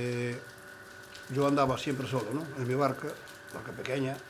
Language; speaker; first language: Spanish; native; Spanish